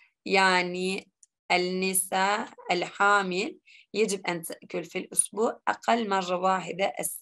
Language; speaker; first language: Arabic; non-native, learner; Turkish